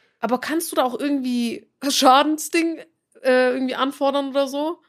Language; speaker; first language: German; native; German